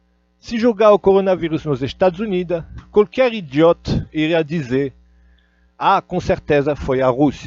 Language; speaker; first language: Portuguese; non-native, fluent; Russian